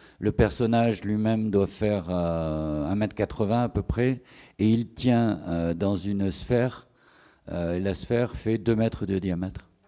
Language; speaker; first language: French; native; French